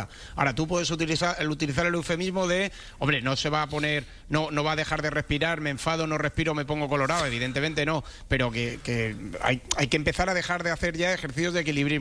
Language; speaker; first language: Spanish; native; Spanish